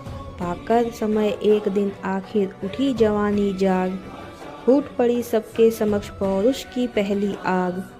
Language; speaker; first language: Hindi; native; Hindi